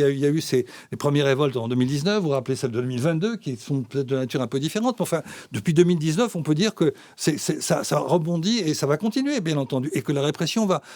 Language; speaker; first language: French; native; French